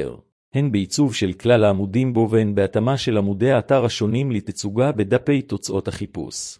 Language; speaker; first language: Hebrew; native; Hebrew